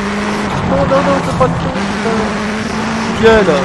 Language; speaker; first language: French; native; French